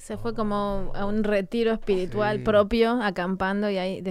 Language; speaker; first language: Spanish; native; Spanish